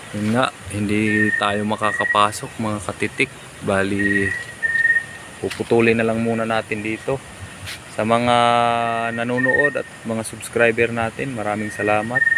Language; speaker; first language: Filipino; non-native, local second language; Waray